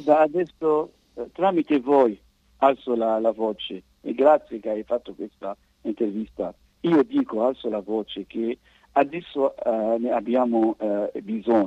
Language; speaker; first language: Italian; non-native, fluent; Arabic